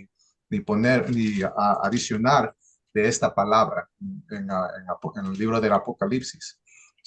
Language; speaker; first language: Spanish; early bilingual, heritage; English